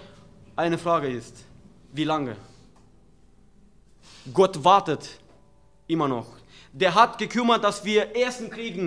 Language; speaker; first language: German; non-native, fluent; Romanian